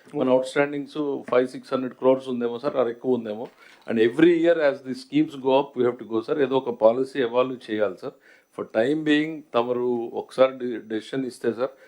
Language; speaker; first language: Telugu; native; Telugu